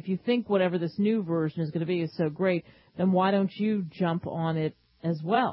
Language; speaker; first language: English; native; English